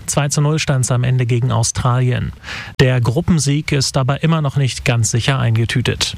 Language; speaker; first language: German; native; German